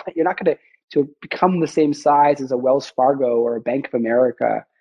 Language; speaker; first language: English; native; English